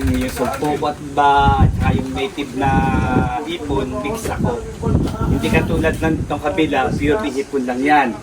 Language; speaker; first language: Filipino; native; Filipino